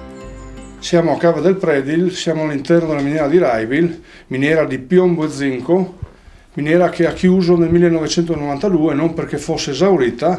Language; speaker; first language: Italian; native; Italian